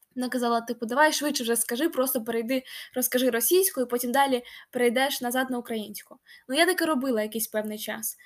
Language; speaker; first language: Ukrainian; non-native, local second language; Russian